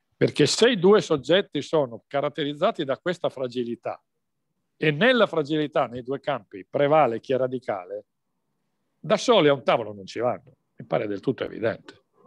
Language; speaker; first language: Italian; native; Italian